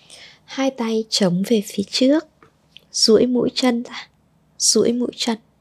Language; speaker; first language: Vietnamese; native; Vietnamese